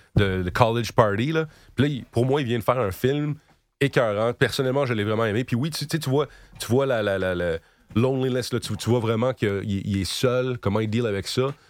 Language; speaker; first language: French; native; French